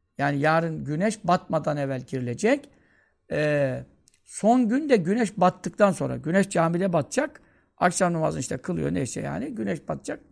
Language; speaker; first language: Turkish; native; Turkish